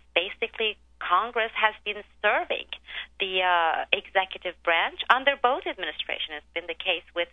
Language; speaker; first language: English; non-native, fluent; Turkish